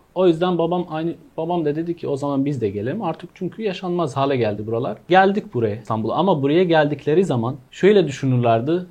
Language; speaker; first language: Turkish; non-native, fluent; Arabic